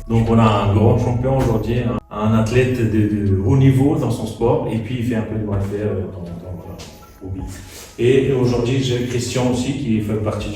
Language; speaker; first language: French; native; French